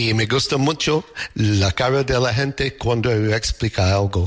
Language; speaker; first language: Spanish; non-native, fluent; English